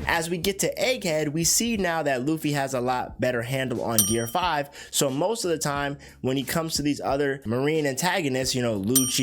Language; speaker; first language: English; native; English